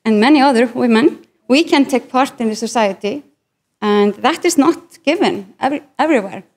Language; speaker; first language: English; non-native, fluent; Icelandic